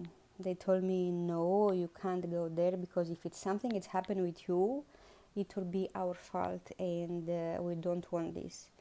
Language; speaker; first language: English; non-native, learner; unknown